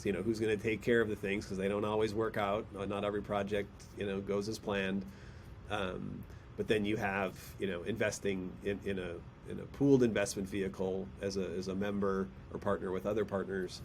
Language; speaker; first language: English; native; English